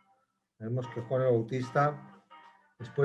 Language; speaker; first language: Spanish; native; Spanish